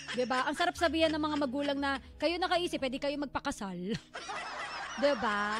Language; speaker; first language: Filipino; native; Filipino